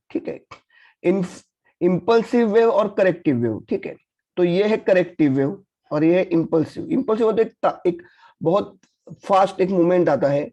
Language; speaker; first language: Hindi; non-native, local second language; Marathi